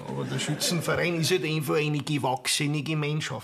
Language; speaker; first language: German; native; German